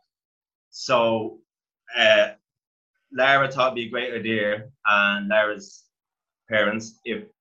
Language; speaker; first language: English; native; English